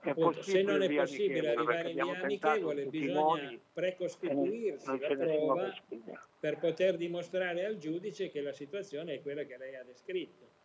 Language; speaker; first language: Italian; native; Italian